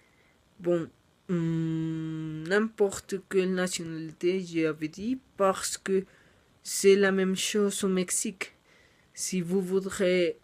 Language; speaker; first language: French; non-native, learner; Spanish